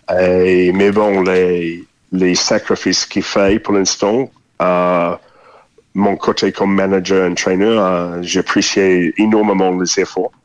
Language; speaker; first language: French; non-native, fluent; English